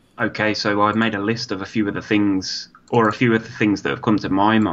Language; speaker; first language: English; native; English